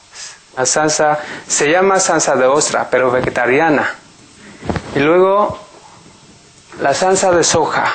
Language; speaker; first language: Spanish; non-native, learner; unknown